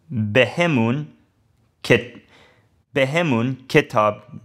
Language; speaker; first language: Persian; non-native, learner; English